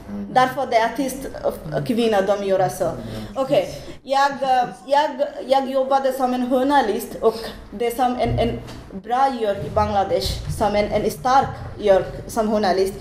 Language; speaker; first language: Swedish; non-native, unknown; Bangla